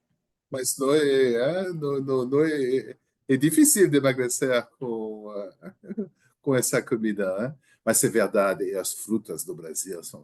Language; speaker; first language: Portuguese; non-native, learner; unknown